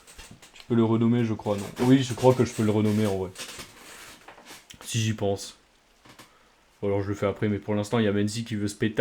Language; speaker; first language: French; native; French